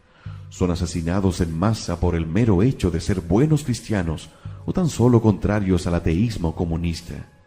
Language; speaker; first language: Spanish; native; Spanish